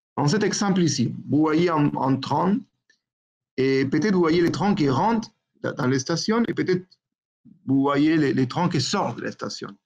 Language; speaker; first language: French; non-native, fluent; Spanish